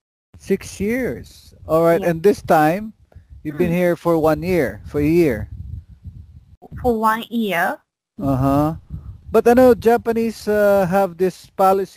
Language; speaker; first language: English; non-native, local second language; Filipino